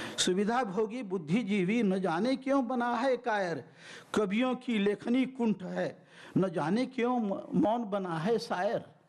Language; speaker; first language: Hindi; native; Hindi